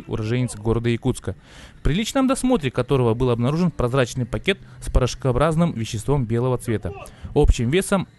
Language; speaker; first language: Russian; native; Russian